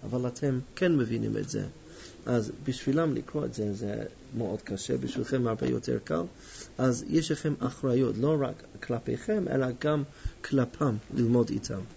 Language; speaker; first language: Hebrew; non-native, fluent; English